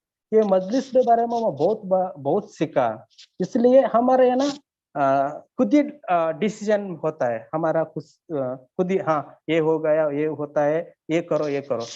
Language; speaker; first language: Hindi; non-native, learner; Kannada